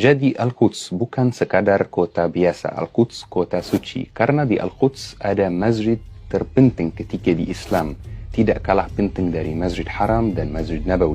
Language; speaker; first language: Indonesian; non-native, fluent; Arabic